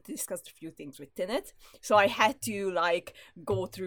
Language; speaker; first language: English; non-native, fluent; Hungarian